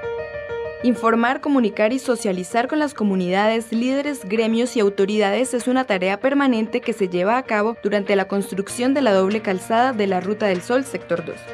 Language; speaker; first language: Spanish; native; Spanish